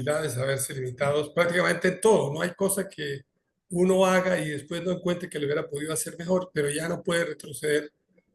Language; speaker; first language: Spanish; native; Spanish